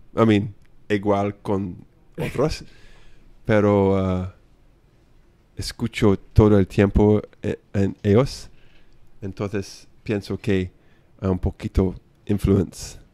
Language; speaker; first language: Spanish; non-native, learner; English